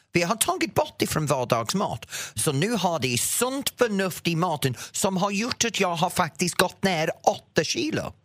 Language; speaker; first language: Swedish; non-native, fluent; English